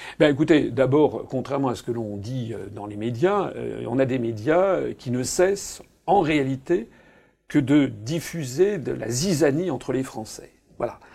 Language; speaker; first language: French; native; French